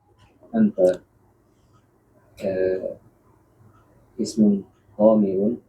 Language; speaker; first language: Arabic; non-native, learner; Indonesian